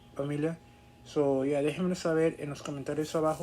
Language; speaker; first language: Spanish; early bilingual, other home language; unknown